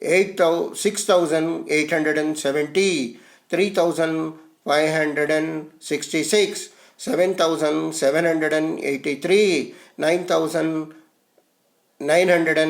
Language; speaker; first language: English; non-native, local second language; Telugu